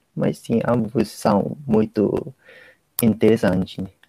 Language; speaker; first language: Portuguese; non-native, learner; Japanese